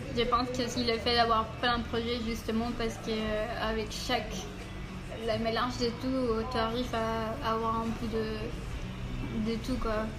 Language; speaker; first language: French; non-native, fluent; Spanish